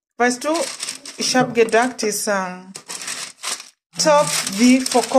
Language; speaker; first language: German; non-native, learner; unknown